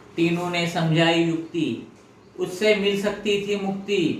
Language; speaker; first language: Hindi; non-native, local second language; Marathi